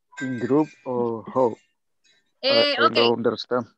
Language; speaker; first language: English; non-native, learner; Spanish